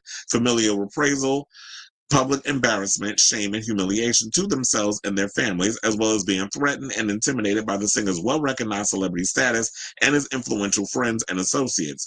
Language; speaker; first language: English; native; English